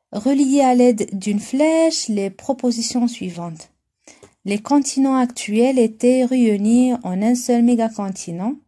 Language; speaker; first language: French; non-native, local second language; Arabic